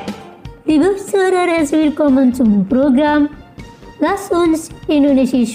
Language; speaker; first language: German; non-native, learner; Indonesian